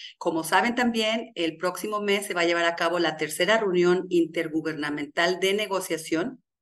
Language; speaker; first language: Spanish; native; Spanish